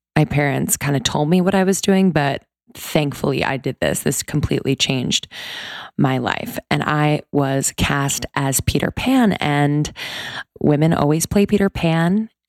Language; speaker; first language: English; native; English